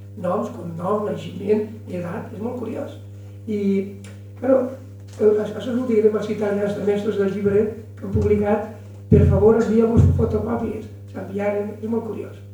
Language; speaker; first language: Catalan; native; Catalan